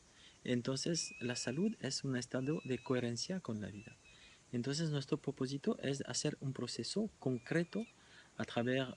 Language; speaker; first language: Spanish; non-native, fluent; French